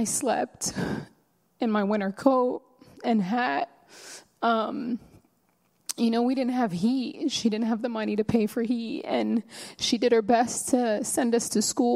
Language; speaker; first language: English; early bilingual, other home language; Spanish